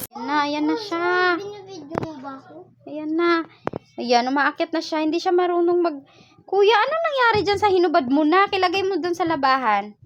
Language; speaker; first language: Filipino; non-native, local second language; Cebuano